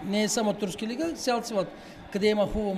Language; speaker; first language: Bulgarian; non-native, learner; Turkish